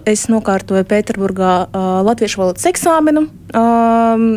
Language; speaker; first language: Latvian; early bilingual, heritage; Russian